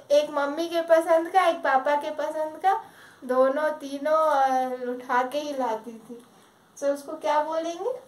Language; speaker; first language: Hindi; non-native, local second language; Telugu